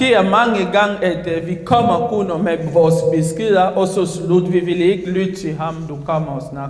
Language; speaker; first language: Swedish; non-native, learner; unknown